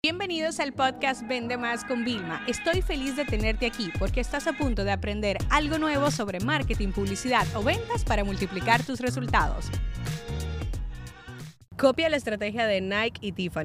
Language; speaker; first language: Spanish; native; Spanish